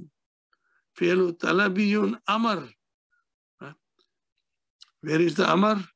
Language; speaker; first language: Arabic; non-native, fluent; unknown